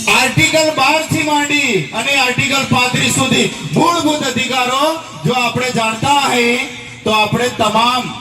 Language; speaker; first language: Gujarati; non-native, local second language; Bhili